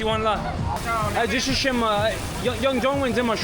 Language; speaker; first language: Chinese; non-native, learner; English